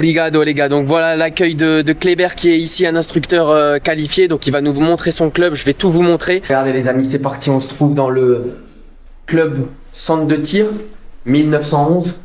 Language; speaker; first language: French; native; French